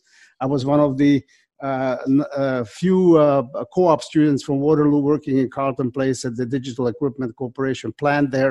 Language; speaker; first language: English; non-native, fluent; Slovak